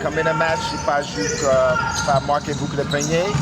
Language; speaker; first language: French; non-native, learner; English